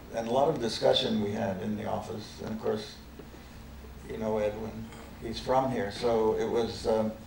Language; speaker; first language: English; native; English